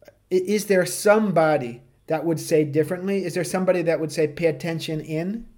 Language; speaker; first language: English; native; English